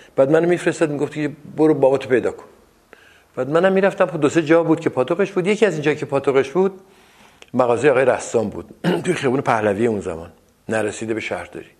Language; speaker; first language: Persian; non-native, local second language; Azerbaijani